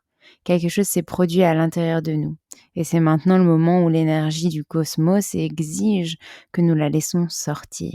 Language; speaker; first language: French; native; French